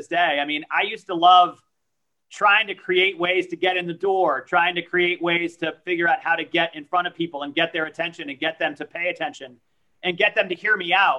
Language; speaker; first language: English; early bilingual, other home language; French